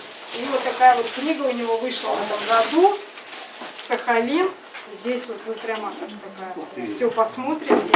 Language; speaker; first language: Russian; native; Russian